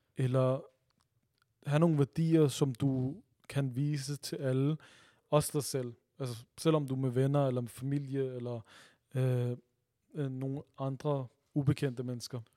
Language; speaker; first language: Danish; early bilingual, other home language; Urdu